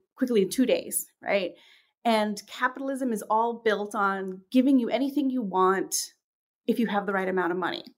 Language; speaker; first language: English; native; English